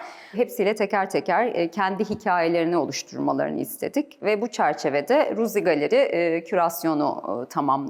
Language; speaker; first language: Turkish; native; Turkish